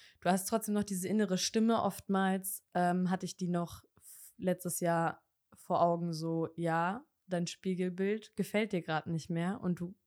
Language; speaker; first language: German; early bilingual, other home language; Bosnian